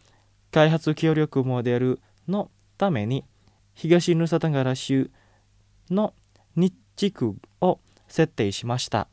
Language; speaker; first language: Japanese; non-native, fluent; Indonesian